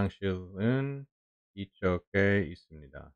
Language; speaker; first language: Korean; non-native, learner; English